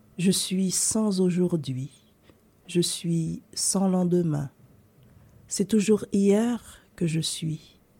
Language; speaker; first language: French; non-native, local second language; Haitian Creole